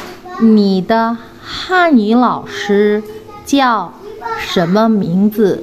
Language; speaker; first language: Chinese; non-native, fluent; Indonesian